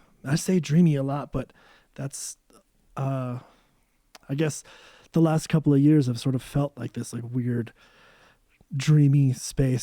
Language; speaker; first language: English; native; English